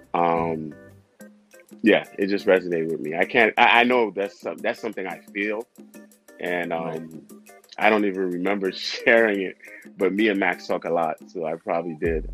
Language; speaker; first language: English; non-native, fluent; Haitian Creole